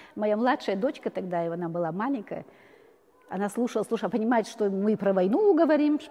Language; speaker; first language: Russian; non-native, local second language; Chechen